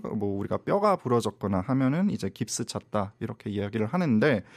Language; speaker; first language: Korean; native; Korean